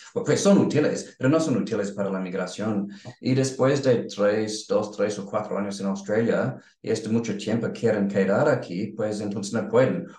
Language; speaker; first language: Spanish; non-native, learner; English